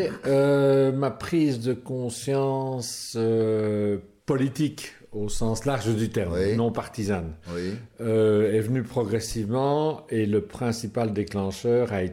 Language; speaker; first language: French; native; French